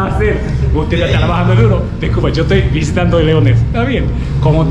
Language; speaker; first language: Spanish; non-native, learner; Japanese